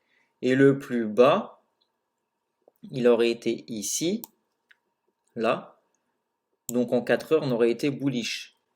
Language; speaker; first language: French; native; French